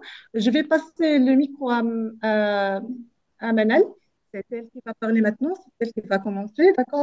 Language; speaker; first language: French; non-native, local second language; Arabic